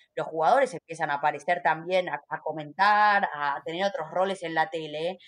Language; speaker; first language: Spanish; native; Spanish